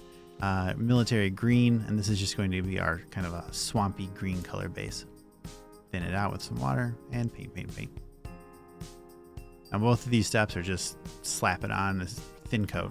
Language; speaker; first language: English; native; English